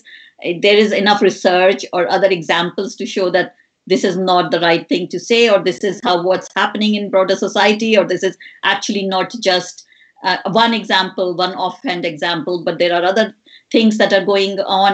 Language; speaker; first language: English; non-native, local second language; Hindi